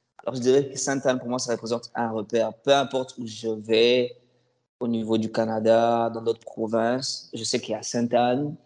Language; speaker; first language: French; non-native, local second language; Lingala